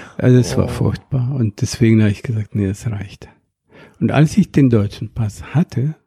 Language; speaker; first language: German; non-native, fluent; Arabic